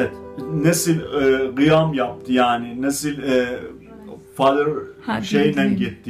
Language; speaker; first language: Turkish; non-native, learner; Azerbaijani